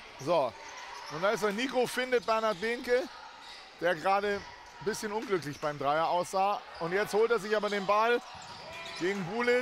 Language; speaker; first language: German; native; German